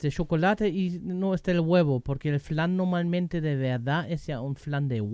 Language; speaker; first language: Spanish; non-native, learner; German